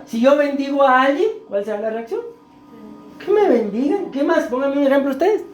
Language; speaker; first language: Spanish; native; Spanish